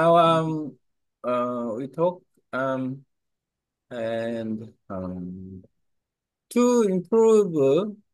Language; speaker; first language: English; non-native, learner; Korean